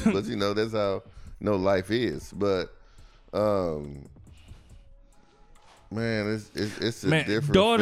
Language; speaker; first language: English; native; English